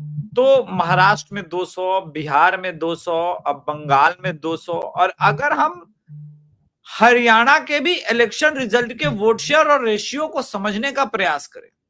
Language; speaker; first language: Hindi; native; Hindi